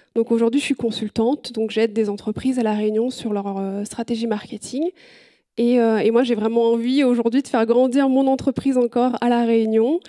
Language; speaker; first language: French; native; French